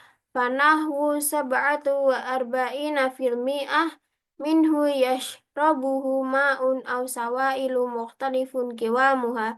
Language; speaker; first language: Arabic; non-native, learner; Indonesian